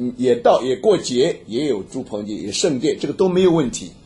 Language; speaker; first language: Chinese; native; Chinese